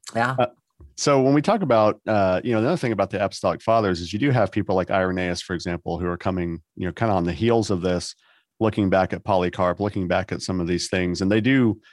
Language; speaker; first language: English; native; English